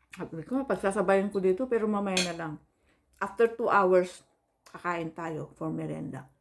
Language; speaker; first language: Filipino; native; Filipino